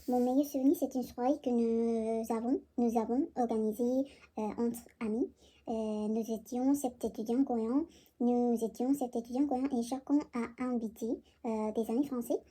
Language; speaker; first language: French; non-native, learner; Korean